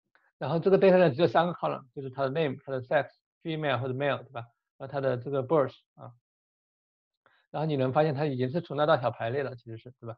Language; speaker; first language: Chinese; native; Chinese